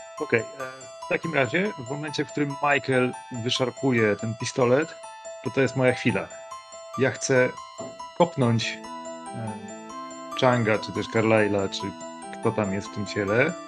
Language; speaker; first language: Polish; native; Polish